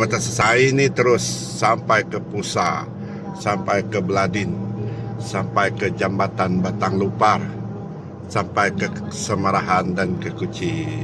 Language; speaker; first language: Malay; native; Malay